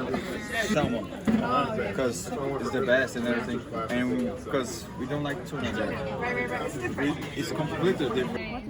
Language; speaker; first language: English; non-native, fluent; Portuguese